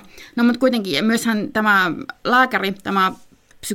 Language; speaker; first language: Finnish; native; Finnish